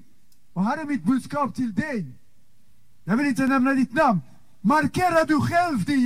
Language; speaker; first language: Swedish; non-native, fluent; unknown